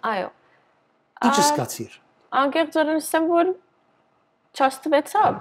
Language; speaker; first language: Armenian; early bilingual, heritage; Armenian